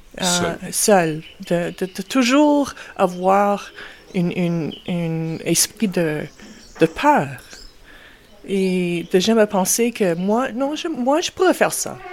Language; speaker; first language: French; non-native, local second language; English